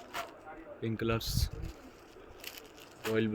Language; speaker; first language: Kannada; non-native, local second language; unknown